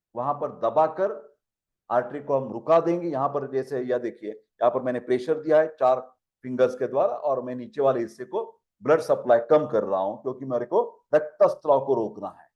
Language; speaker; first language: Hindi; non-native, local second language; Marathi